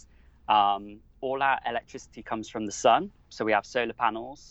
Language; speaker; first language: English; native; English